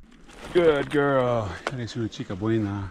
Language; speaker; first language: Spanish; non-native, learner; English